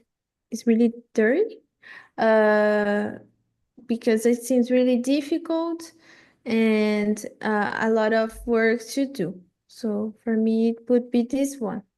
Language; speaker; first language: English; non-native, fluent; Portuguese